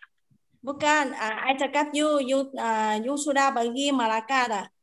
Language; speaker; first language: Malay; non-native, learner; Vietnamese